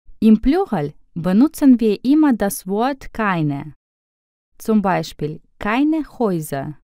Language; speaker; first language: German; non-native, fluent; Russian